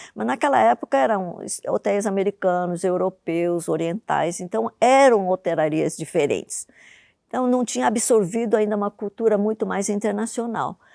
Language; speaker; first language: Portuguese; early bilingual, other home language; Japanese